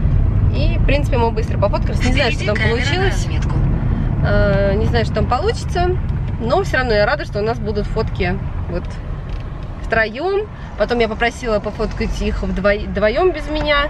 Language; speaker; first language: Russian; native; Russian